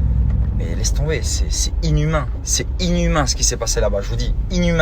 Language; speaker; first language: French; native; French